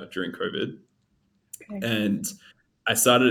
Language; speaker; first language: English; native; English